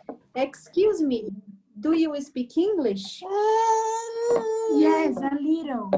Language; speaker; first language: English; non-native, learner; Portuguese